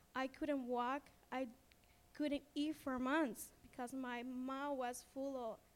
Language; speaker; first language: English; non-native, fluent; Spanish